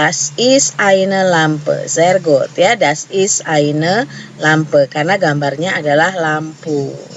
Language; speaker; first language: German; non-native, fluent; Indonesian